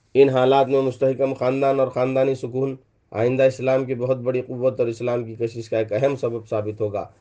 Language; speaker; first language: Urdu; native; Urdu